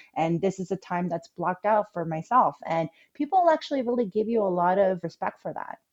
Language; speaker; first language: English; early bilingual, other home language; Korean